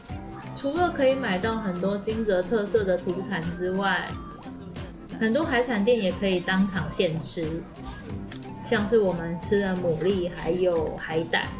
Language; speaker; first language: Chinese; native; Chinese